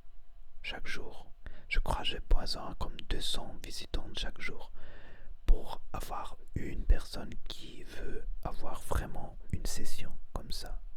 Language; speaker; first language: French; non-native, learner; Spanish